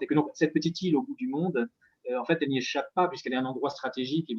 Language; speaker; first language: French; native; French